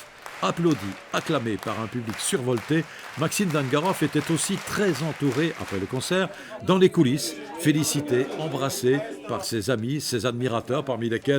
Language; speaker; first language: French; native; French